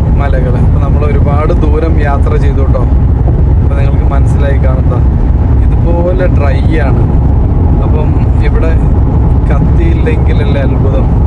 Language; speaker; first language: Malayalam; native; Malayalam